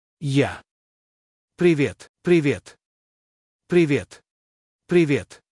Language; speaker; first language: Russian; non-native, learner; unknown